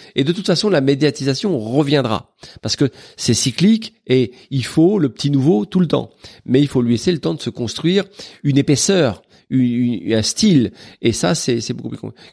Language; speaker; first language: French; native; French